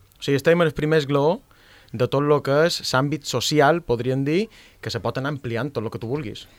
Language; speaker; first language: Catalan; native; Catalan